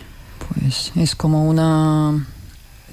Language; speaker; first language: Spanish; non-native, learner; Russian